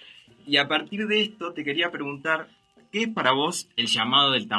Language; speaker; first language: Spanish; native; Spanish